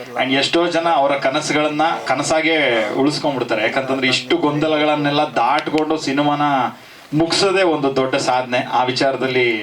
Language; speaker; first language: Kannada; native; Kannada